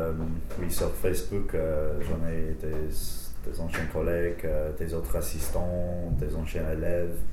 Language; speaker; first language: French; non-native, fluent; English